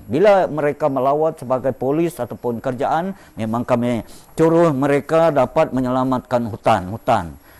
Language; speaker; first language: Malay; non-native, local second language; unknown